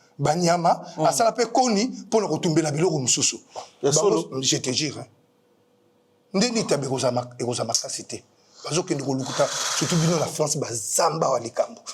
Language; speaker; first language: Lingala; native; Lingala